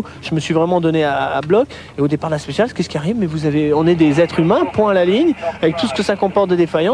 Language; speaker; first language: French; native; French